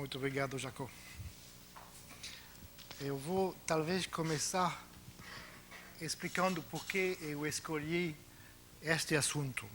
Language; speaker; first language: Portuguese; non-native, fluent; French